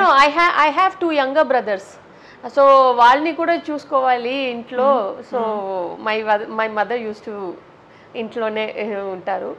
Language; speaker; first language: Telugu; non-native, learner; Tamil